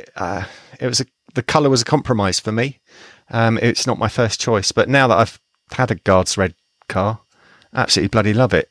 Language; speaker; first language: English; native; English